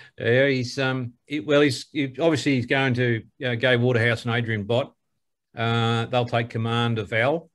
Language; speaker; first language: English; native; English